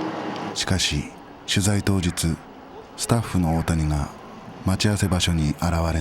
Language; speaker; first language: Japanese; native; Japanese